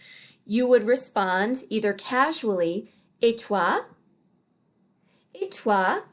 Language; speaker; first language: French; non-native, fluent; English